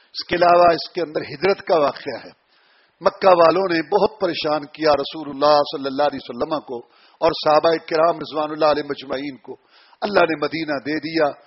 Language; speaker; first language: Urdu; non-native, local second language; Punjabi